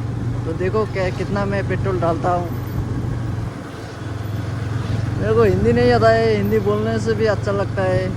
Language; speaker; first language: Hindi; non-native, learner; Bangla